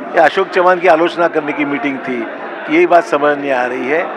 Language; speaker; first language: Hindi; non-native, local second language; Marathi